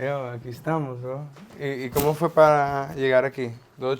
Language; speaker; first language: Spanish; non-native, learner; English